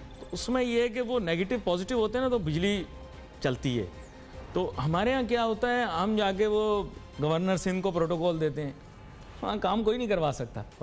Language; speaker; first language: Urdu; non-native, local second language; Punjabi